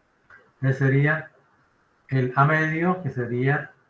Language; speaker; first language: Spanish; native; Spanish